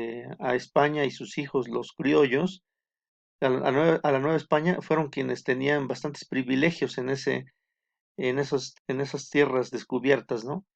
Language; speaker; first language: Spanish; native; Spanish